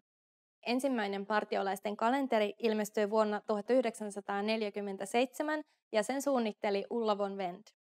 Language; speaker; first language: Finnish; native; Finnish